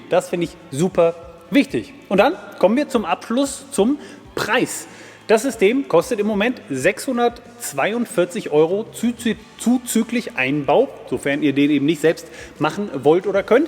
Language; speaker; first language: German; native; German